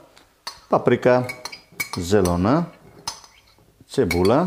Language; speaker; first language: Polish; non-native, fluent; Greek